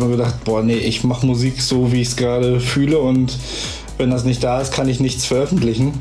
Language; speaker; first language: German; native; German